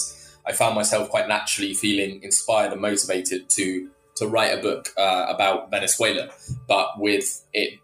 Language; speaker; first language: English; native; English